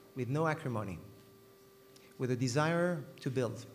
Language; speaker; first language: English; non-native, fluent; Spanish